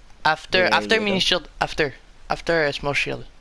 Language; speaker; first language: English; non-native, learner; French